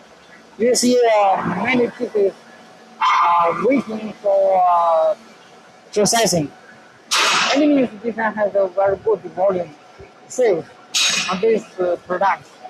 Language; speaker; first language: English; non-native, learner; Chinese